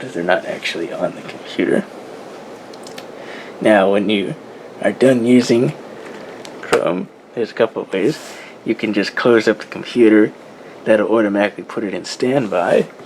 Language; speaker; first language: English; native; English